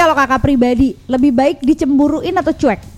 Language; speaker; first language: Indonesian; native; Indonesian